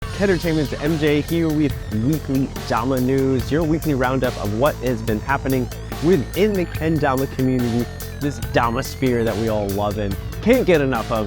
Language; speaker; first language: English; native; English